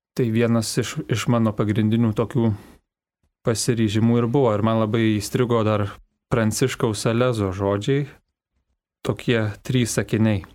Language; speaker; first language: Lithuanian; native; Lithuanian